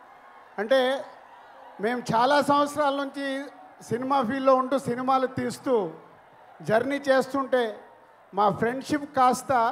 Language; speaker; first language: Telugu; native; Telugu